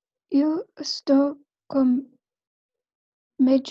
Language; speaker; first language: Portuguese; non-native, learner; English